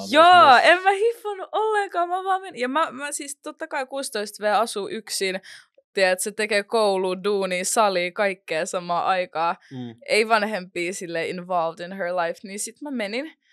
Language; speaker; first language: Finnish; non-native, local second language; Russian